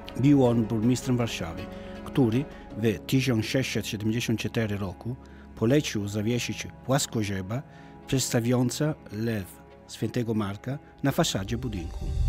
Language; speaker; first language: Polish; non-native, fluent; Italian